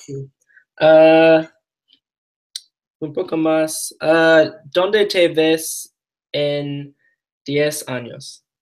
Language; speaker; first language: Spanish; non-native, learner; English